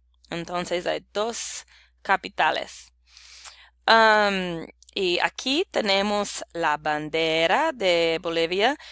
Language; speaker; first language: Spanish; non-native, learner; English